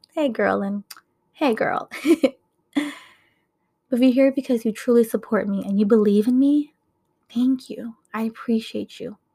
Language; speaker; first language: English; native; English